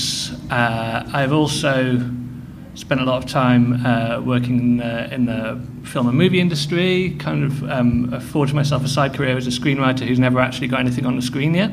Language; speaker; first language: English; native; English